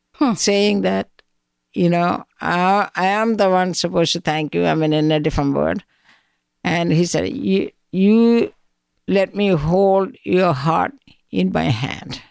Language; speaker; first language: English; non-native, local second language; Malayalam